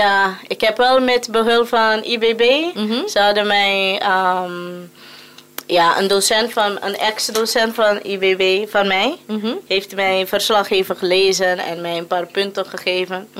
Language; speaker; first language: Dutch; non-native, local second language; Papiamento